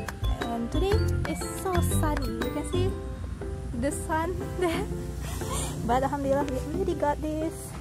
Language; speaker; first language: English; non-native, learner; Indonesian